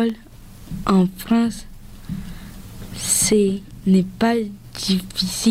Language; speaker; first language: French; early bilingual, other home language; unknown